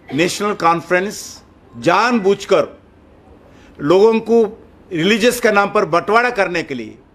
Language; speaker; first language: Hindi; non-native, local second language; Telugu